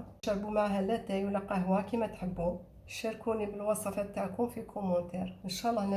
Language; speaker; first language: Arabic; native; Arabic